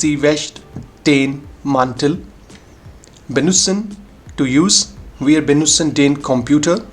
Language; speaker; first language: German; non-native, fluent; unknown